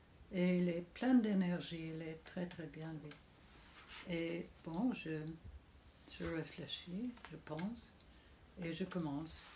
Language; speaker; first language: French; non-native, fluent; English